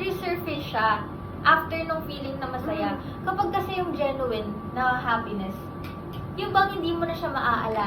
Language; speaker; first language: Filipino; native; Filipino